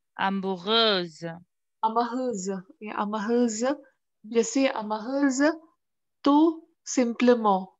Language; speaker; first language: French; non-native, learner; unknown